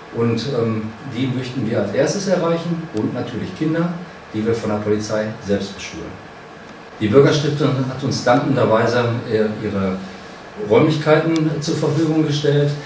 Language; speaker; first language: German; native; German